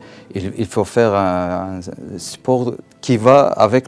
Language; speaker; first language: French; non-native, learner; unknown